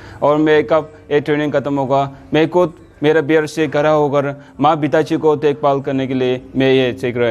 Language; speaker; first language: Hindi; non-native, local second language; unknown